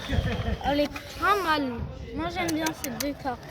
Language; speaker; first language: French; native; French